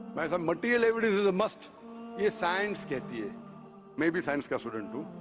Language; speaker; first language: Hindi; non-native, local second language; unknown